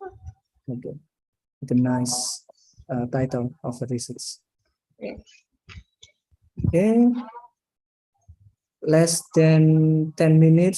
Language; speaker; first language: English; non-native, learner; Indonesian